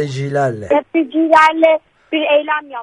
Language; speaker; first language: Turkish; early bilingual, heritage; Turkish